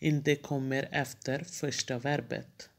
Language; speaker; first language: Swedish; non-native, fluent; Urdu